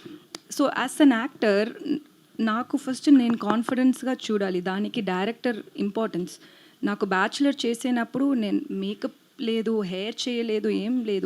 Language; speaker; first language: Telugu; non-native, learner; Tamil